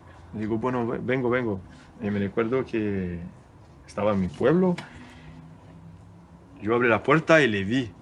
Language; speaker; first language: Spanish; non-native, learner; French